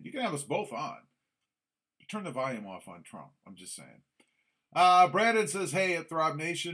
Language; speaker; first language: English; native; English